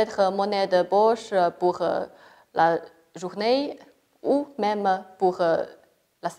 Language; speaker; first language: French; non-native, fluent; Chinese